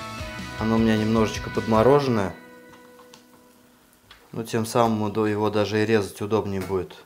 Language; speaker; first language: Russian; native; Russian